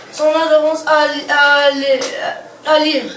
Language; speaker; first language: French; non-native, local second language; Arabic